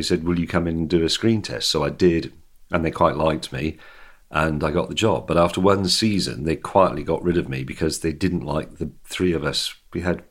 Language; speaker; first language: English; native; English